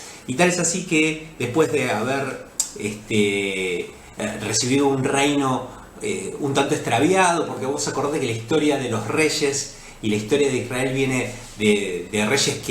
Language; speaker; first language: Spanish; native; Spanish